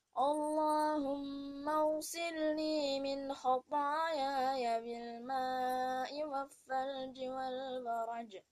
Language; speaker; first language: Arabic; non-native, learner; Indonesian